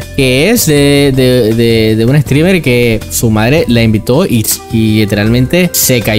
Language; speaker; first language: Spanish; native; Spanish